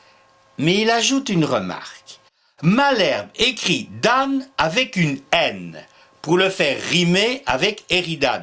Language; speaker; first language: French; native; French